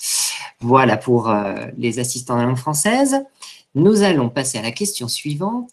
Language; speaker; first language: French; native; French